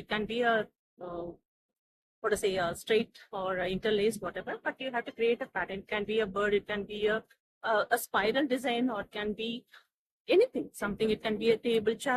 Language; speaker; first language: English; non-native, local second language; Tamil